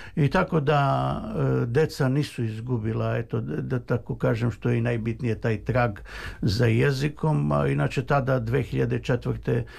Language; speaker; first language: Serbian; native; Serbian